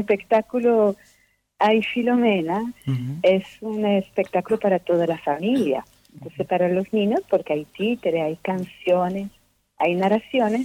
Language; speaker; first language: Spanish; non-native, fluent; French